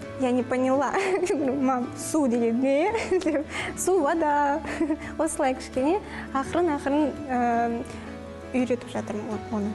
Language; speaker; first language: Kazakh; non-native, local second language; Russian